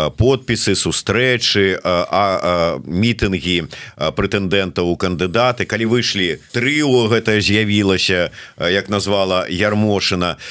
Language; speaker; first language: Belarusian; native; Belarusian